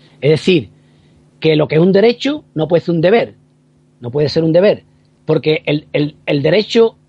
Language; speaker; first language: Spanish; native; Spanish